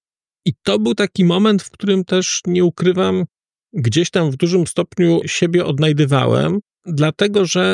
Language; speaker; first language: Polish; native; Polish